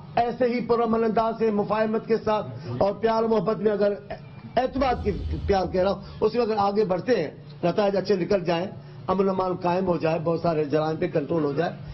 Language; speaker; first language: Urdu; non-native, local second language; Sindhi